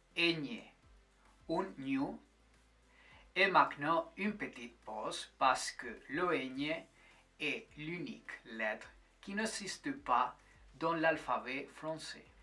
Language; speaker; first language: French; non-native, fluent; Spanish